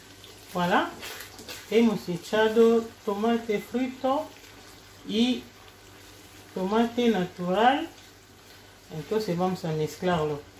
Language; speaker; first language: Spanish; non-native, learner; Lingala